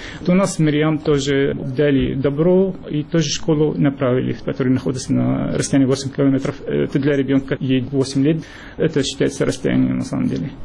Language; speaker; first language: Russian; non-native, fluent; Arabic